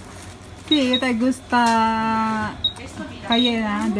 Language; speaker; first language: Spanish; non-native, learner; Indonesian